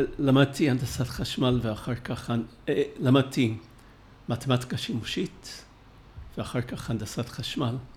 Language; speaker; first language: Hebrew; non-native, fluent; English